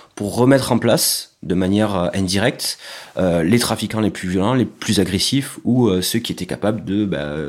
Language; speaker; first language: French; native; French